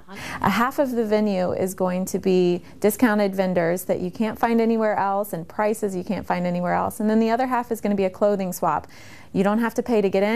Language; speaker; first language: English; native; English